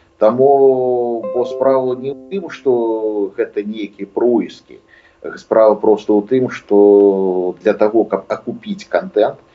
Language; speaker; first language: Belarusian; non-native, local second language; Russian